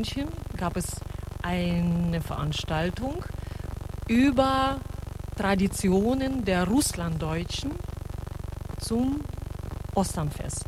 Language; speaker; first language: German; non-native, fluent; Russian